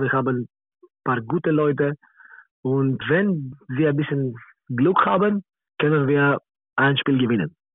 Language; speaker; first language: German; non-native, learner; Greek